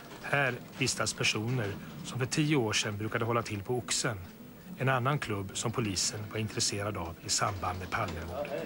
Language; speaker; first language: Swedish; native; Swedish